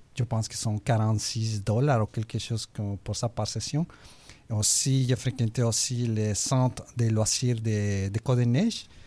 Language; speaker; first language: French; non-native, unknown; Spanish